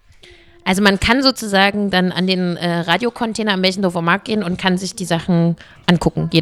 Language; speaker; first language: German; native; German